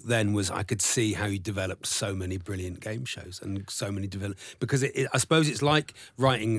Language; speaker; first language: English; native; English